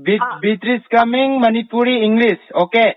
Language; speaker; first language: English; non-native, learner; Manipuri